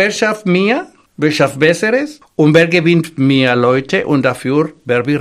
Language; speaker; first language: German; non-native, fluent; Spanish